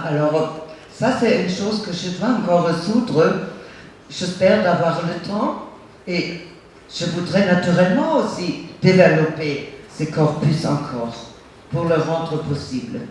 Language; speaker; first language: French; non-native, fluent; German